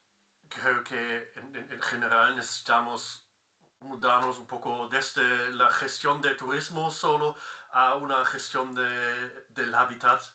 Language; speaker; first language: Spanish; non-native, fluent; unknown